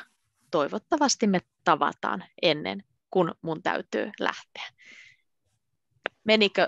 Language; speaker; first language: Finnish; native; Finnish